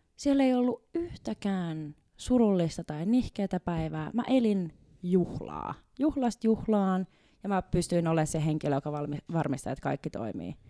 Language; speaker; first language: Finnish; native; Finnish